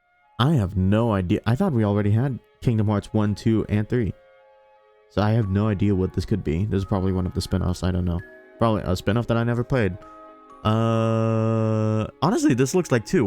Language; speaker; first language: English; native; English